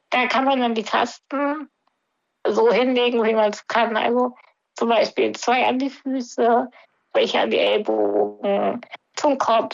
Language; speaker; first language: German; native; German